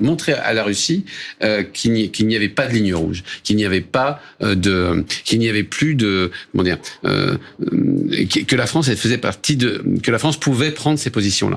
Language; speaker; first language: French; native; French